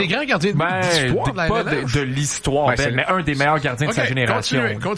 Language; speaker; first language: French; native; French